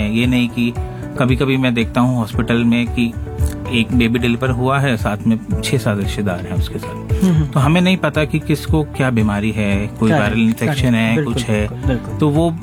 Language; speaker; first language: Hindi; native; Hindi